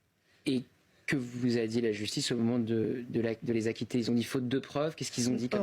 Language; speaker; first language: French; native; French